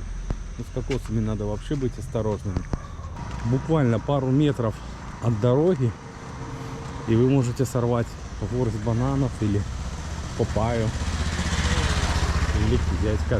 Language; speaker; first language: Russian; native; Russian